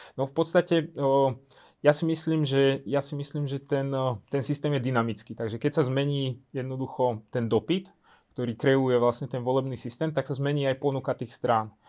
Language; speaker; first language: Slovak; native; Slovak